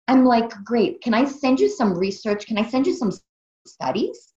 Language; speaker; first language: English; native; English